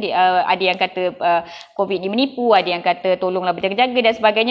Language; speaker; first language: Malay; non-native, local second language; Tamil